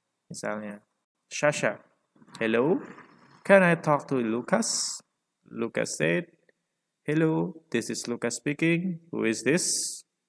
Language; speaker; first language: English; non-native, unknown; Indonesian